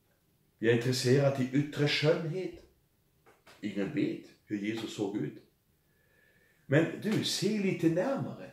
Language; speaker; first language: Swedish; non-native, fluent; German